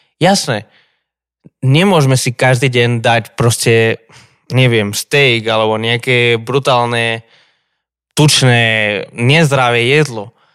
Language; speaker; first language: Slovak; non-native, fluent; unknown